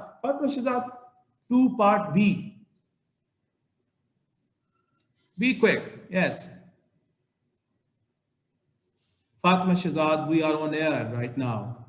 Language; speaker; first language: English; non-native, local second language; Urdu